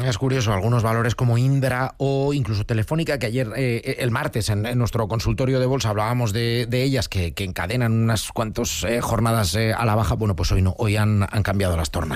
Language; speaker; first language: Spanish; native; Spanish